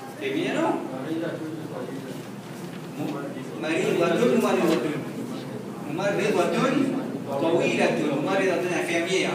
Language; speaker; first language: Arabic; non-native, fluent; Morisyen